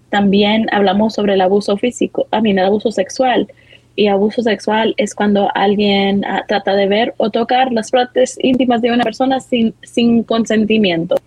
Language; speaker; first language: Spanish; early bilingual, heritage; Spanish